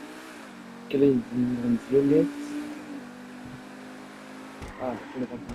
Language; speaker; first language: French; native; French